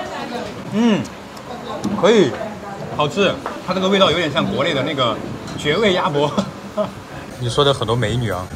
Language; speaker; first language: Chinese; native; Chinese